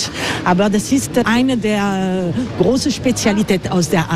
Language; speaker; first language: German; non-native, learner; French